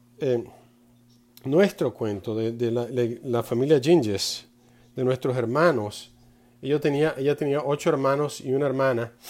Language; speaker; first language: Spanish; non-native, fluent; English